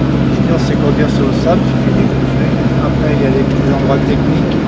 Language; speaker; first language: French; native; French